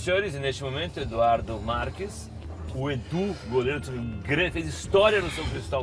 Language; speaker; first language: Portuguese; native; Portuguese